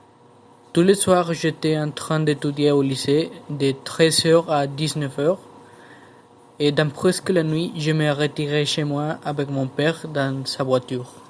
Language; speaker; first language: French; non-native, learner; Spanish